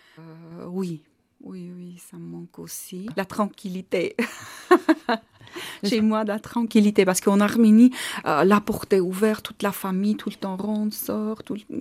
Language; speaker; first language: French; non-native, fluent; Armenian